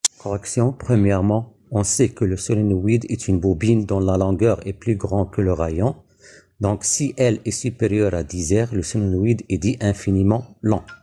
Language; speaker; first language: French; non-native, local second language; Arabic